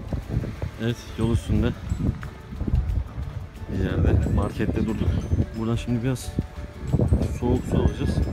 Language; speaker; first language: Turkish; native; Turkish